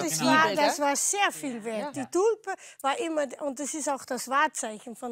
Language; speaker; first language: German; non-native, fluent; Dutch